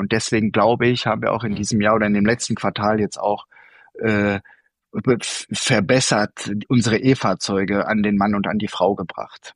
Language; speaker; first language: German; native; German